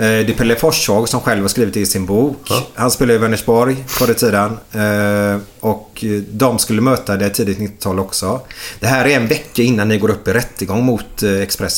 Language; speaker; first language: Swedish; native; Swedish